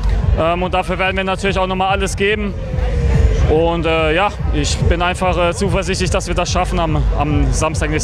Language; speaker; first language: German; native; German